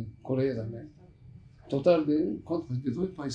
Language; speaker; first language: Portuguese; non-native, learner; Japanese